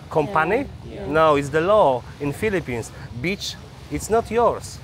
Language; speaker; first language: English; non-native, learner; Polish